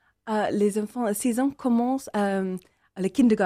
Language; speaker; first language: French; non-native, learner; English